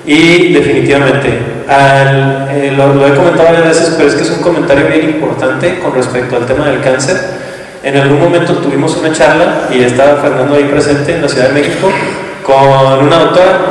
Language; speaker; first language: Spanish; native; Spanish